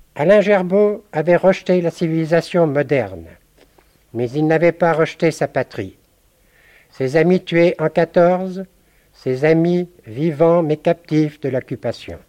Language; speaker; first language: French; native; French